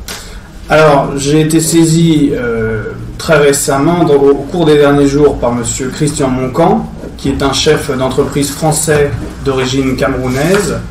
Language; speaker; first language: French; native; French